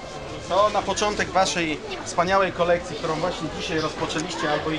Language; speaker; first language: Polish; native; Polish